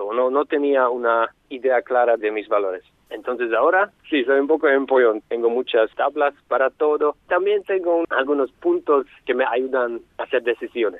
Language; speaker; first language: Spanish; non-native, fluent; Slovak